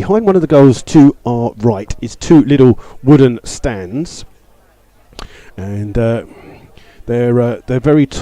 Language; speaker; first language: English; native; English